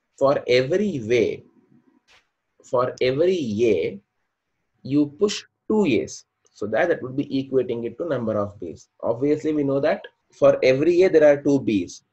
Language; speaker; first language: English; non-native, local second language; Kannada